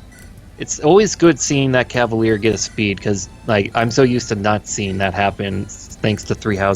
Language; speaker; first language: English; native; English